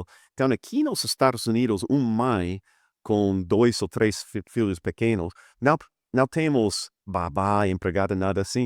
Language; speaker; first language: Portuguese; non-native, fluent; English